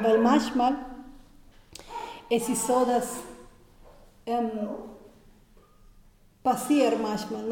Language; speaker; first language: German; non-native, fluent; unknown